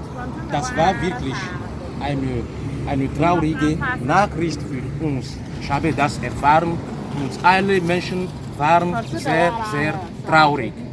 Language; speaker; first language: German; non-native, fluent; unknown